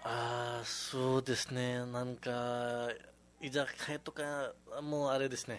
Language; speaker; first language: Japanese; non-native, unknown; Nepali